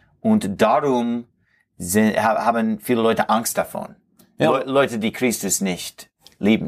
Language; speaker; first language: German; non-native, learner; English